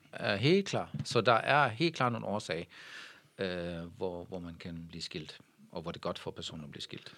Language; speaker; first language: Danish; native; Danish